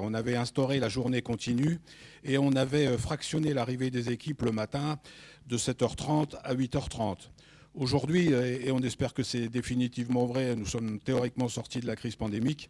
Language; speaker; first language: French; native; French